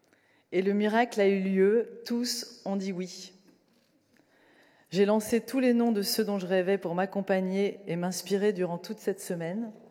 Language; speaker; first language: French; native; French